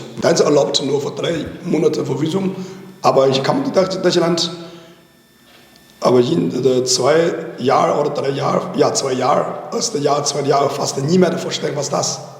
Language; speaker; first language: German; non-native, learner; Chinese